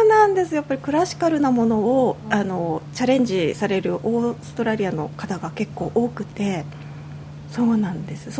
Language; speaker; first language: Japanese; native; Japanese